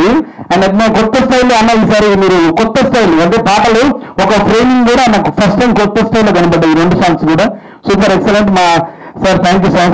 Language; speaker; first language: Telugu; native; Telugu